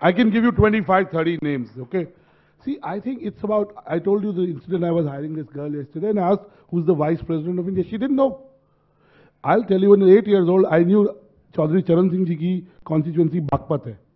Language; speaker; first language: English; non-native, local second language; Hindi